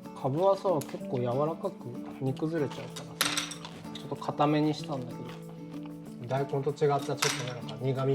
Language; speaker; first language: Japanese; native; Japanese